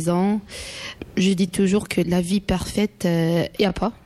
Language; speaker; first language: French; non-native, local second language; Arabic